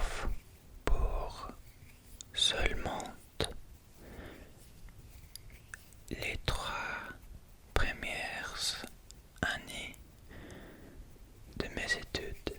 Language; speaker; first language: French; non-native, fluent; English